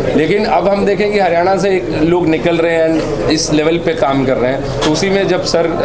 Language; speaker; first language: Hindi; native; Hindi